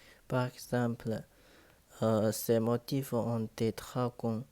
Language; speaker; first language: French; non-native, learner; Chinese